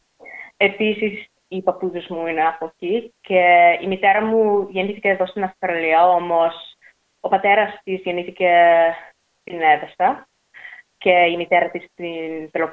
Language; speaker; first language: Greek; early bilingual, heritage; English